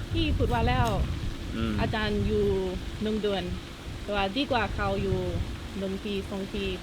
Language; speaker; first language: Thai; non-native, learner; English